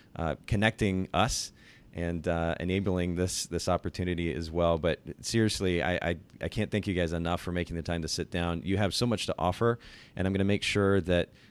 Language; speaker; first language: English; non-native, fluent; Russian